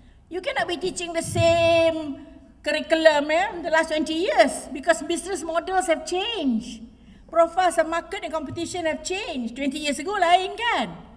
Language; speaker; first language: English; non-native, local second language; Malay